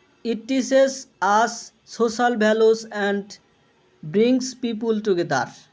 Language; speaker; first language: English; non-native, local second language; Bangla